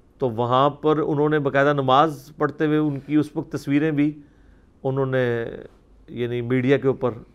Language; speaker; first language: Urdu; native; Urdu